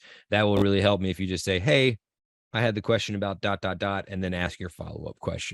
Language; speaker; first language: English; native; English